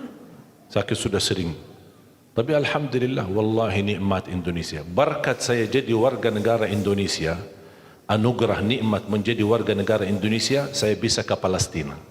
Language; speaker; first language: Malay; non-native, fluent; Arabic